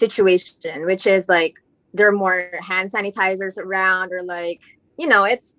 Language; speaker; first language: English; non-native, local second language; Filipino